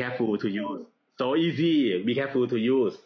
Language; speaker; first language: English; non-native, learner; Thai